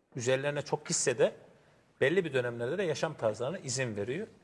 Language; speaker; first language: Turkish; native; Turkish